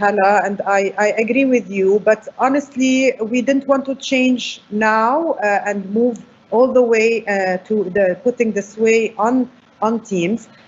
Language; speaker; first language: English; non-native, fluent; Arabic